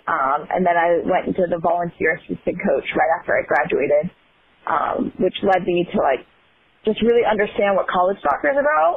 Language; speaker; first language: English; native; English